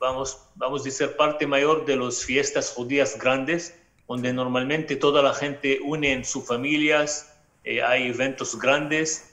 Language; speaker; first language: Spanish; non-native, fluent; Arabic